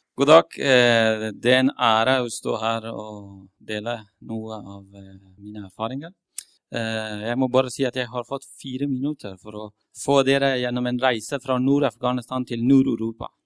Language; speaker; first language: Norwegian; non-native, fluent; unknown